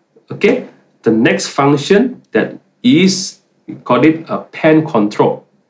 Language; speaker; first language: English; non-native, local second language; Malay